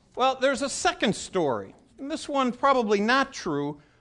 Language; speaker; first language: English; native; English